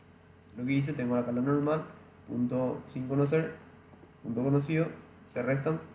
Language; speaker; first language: Spanish; native; Spanish